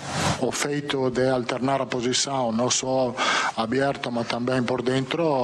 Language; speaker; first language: Portuguese; non-native, learner; Italian